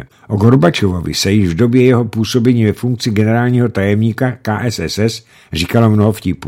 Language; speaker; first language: Czech; native; Czech